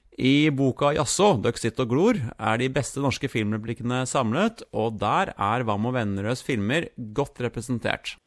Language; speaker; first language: Norwegian; native; Norwegian